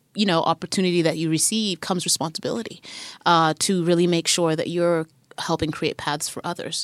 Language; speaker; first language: English; native; English